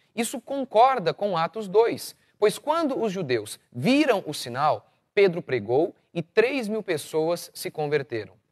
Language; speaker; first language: Portuguese; native; Portuguese